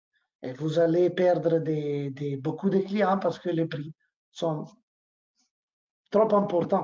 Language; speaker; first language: French; non-native, learner; Italian